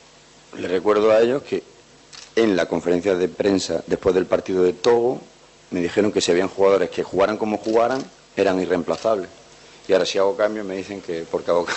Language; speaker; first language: Spanish; native; Spanish